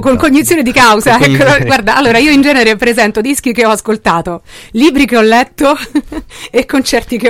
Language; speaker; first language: Italian; native; Italian